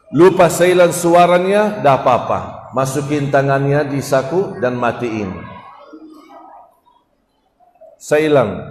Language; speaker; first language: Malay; non-native, fluent; Arabic